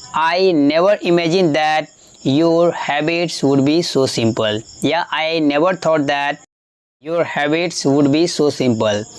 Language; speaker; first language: Hindi; native; Hindi